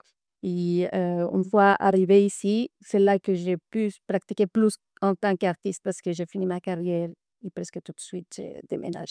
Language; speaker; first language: French; non-native, fluent; Spanish